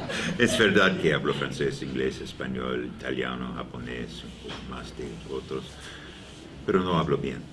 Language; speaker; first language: Spanish; non-native, learner; English